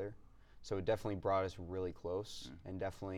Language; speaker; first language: English; native; English